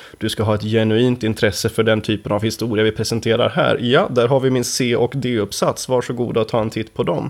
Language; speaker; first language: Swedish; native; Swedish